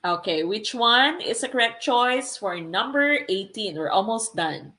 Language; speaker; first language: English; non-native, local second language; Filipino